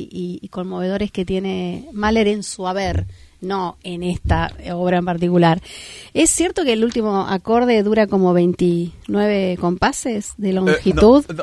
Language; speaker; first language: Spanish; native; Spanish